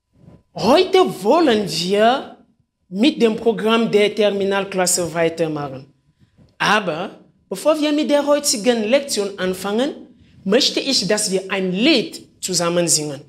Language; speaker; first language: German; non-native, fluent; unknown